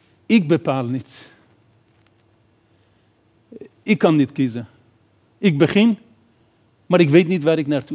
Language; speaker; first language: Dutch; non-native, fluent; Persian